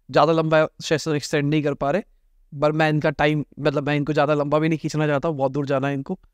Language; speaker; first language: Hindi; native; Hindi